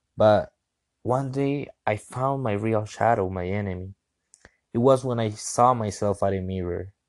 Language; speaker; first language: English; non-native, fluent; Spanish